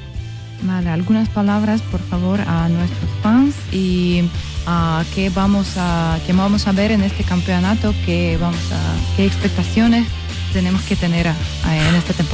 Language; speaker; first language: Spanish; non-native, learner; Russian